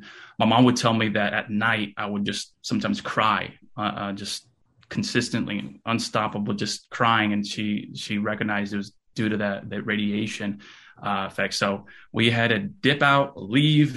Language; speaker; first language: English; early bilingual, other home language; Russian